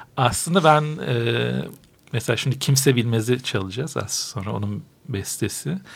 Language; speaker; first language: Turkish; native; Turkish